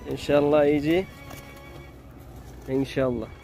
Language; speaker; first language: Arabic; non-native, learner; Urdu